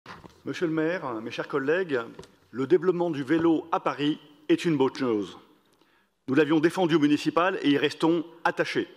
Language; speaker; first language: French; native; French